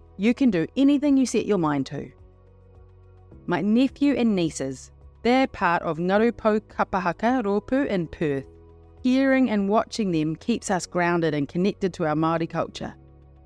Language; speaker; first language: English; native; English